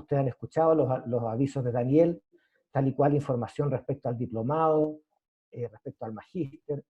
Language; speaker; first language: Spanish; native; Spanish